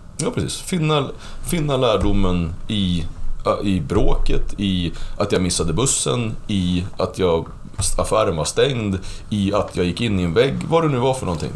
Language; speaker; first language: Swedish; native; Swedish